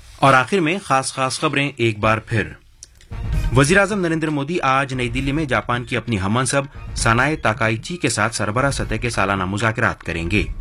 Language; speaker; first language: Urdu; native; Urdu